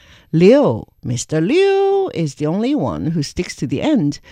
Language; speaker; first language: English; non-native, fluent; Chinese